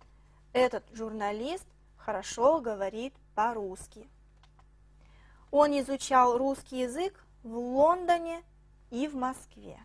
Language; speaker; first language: Russian; non-native, fluent; Chinese